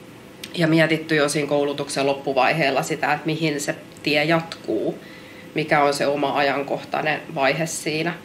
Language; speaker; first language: Finnish; native; Finnish